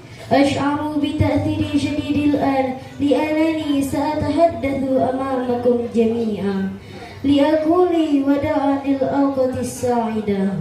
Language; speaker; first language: Arabic; non-native, learner; Indonesian